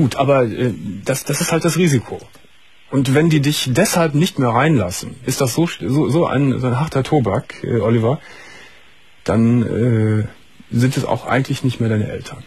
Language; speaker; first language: German; native; German